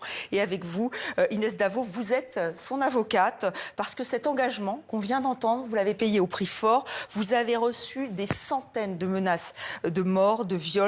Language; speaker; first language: French; native; French